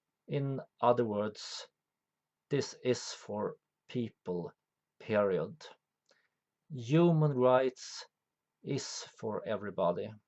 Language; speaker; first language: English; non-native, fluent; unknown